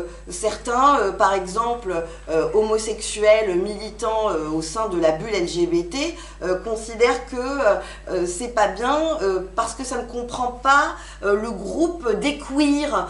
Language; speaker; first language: French; non-native, local second language; Arabic